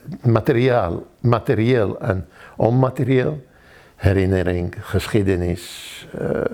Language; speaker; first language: Dutch; non-native, fluent; Arabic